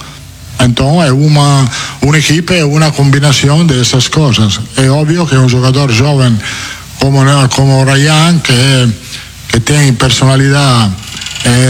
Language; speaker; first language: Portuguese; non-native, fluent; Italian